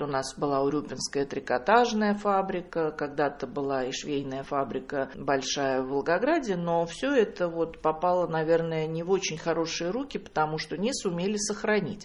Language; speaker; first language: Russian; native; Russian